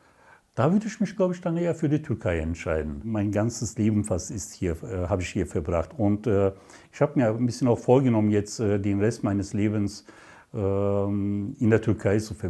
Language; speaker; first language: German; early bilingual, other home language; Turkish